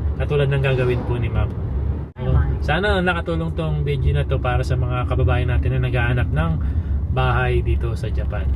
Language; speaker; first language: Filipino; native; Filipino